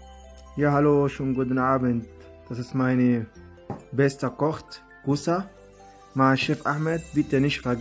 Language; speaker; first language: German; non-native, learner; Arabic